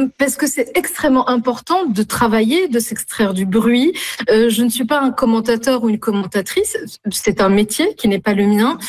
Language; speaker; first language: French; non-native, local second language; Arabic